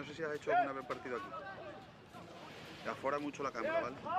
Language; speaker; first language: Spanish; native; Spanish